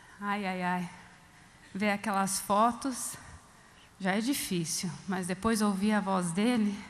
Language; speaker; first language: Portuguese; non-native, fluent; English